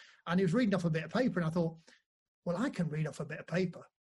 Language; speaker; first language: English; native; English